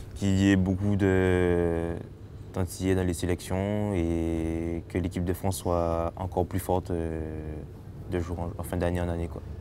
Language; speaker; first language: French; native; French